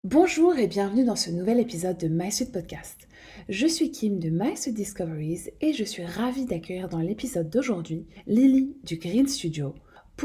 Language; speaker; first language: French; native; French